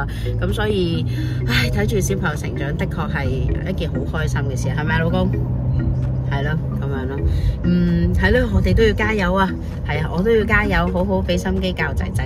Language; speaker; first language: Cantonese; native; Cantonese